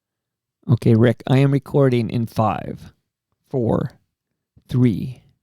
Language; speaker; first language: English; native; English